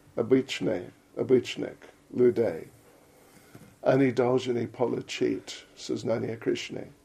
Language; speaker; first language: Russian; non-native, learner; English